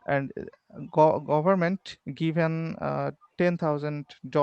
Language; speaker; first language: English; non-native, learner; Bangla